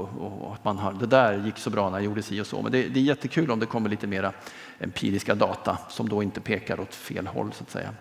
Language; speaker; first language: Swedish; native; Swedish